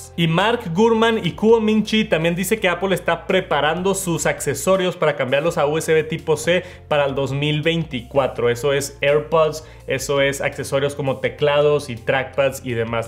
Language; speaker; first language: Spanish; native; Spanish